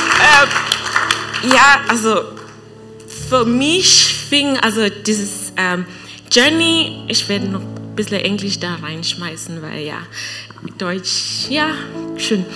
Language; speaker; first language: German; non-native, learner; English